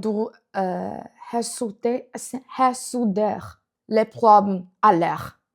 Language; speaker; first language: French; non-native, learner; Chinese